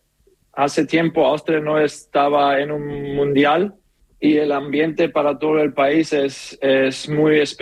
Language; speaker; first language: Spanish; non-native, learner; German